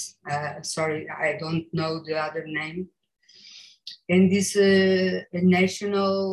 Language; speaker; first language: English; non-native, learner; Portuguese